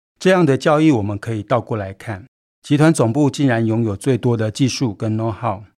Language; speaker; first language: Chinese; native; Chinese